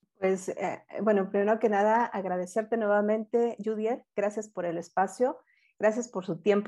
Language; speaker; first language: Spanish; native; Spanish